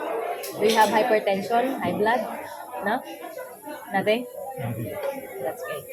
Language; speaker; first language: English; non-native, local second language; Filipino